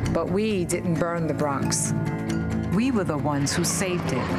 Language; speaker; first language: English; native; English